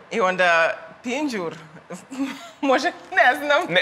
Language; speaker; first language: Croatian; non-native, learner; Zulu